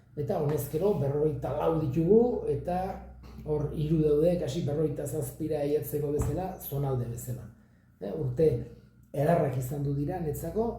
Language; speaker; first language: Basque; native; Basque